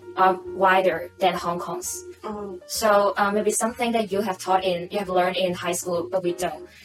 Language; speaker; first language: English; non-native, local second language; Cantonese